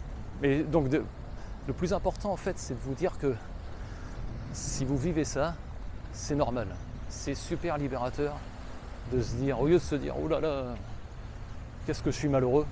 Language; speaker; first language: French; native; French